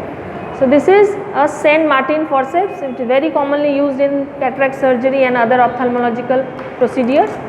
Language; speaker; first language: English; non-native, local second language; Bangla